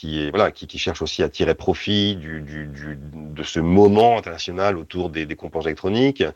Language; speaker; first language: French; native; French